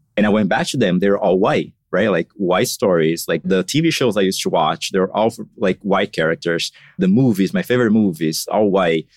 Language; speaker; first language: English; non-native, fluent; Portuguese